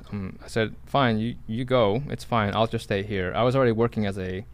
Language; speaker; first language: English; native; English